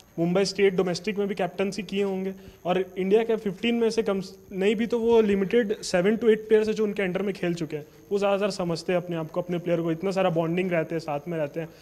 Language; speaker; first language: Hindi; native; Hindi